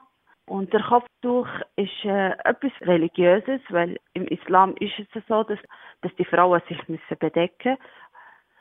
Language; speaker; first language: German; non-native, learner; Arabic